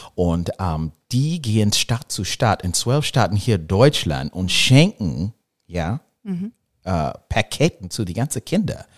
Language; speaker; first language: German; non-native, fluent; English